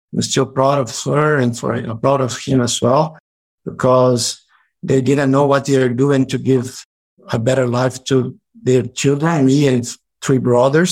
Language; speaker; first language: English; non-native, fluent; Portuguese